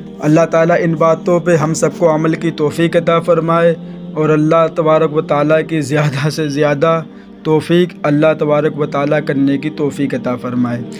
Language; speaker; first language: Urdu; native; Urdu